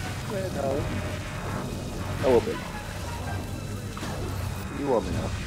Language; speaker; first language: English; native; English